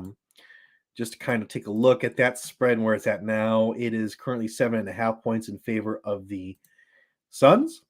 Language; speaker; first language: English; native; English